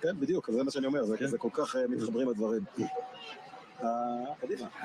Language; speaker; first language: Hebrew; native; Hebrew